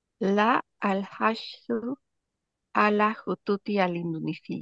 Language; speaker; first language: Arabic; non-native, learner; Spanish